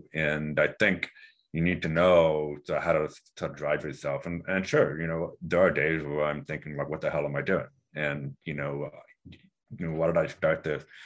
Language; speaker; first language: English; native; English